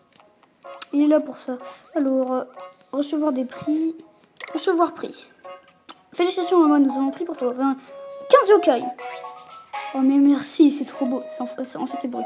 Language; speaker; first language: French; native; French